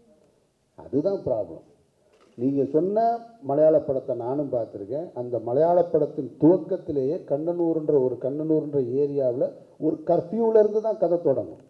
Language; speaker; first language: Tamil; native; Tamil